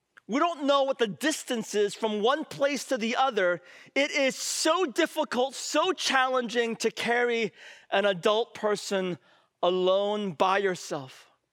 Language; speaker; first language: English; native; English